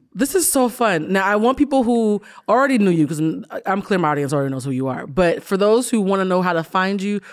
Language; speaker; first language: English; early bilingual, other home language; Spanish